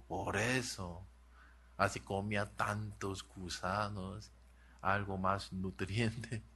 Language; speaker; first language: Spanish; non-native, learner; Korean